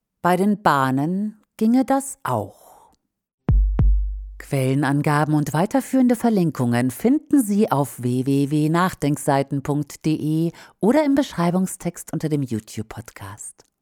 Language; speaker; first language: German; native; German